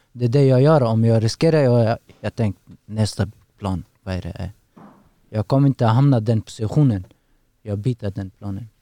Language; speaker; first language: Swedish; non-native, learner; Persian